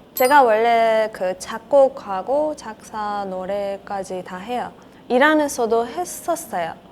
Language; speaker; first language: Korean; non-native, learner; Persian